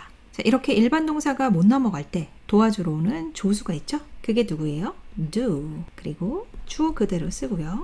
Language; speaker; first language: Korean; native; Korean